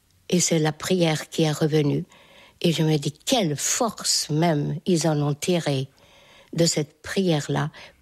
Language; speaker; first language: French; non-native, fluent; Hungarian